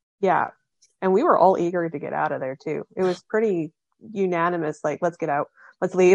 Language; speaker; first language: English; native; English